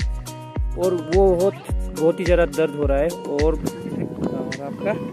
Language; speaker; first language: Hindi; non-native, local second language; Assamese